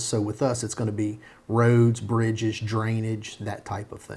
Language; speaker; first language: English; native; English